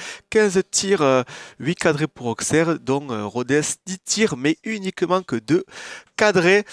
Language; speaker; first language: French; native; French